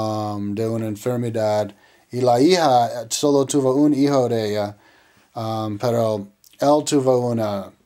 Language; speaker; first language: Spanish; non-native, learner; English